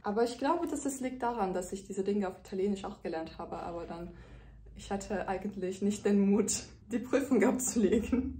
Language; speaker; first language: German; non-native, fluent; Turkish